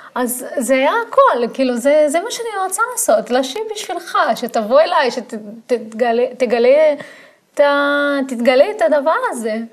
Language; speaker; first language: Hebrew; non-native, fluent; Portuguese